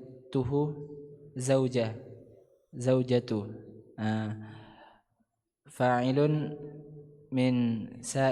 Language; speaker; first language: Arabic; non-native, learner; Indonesian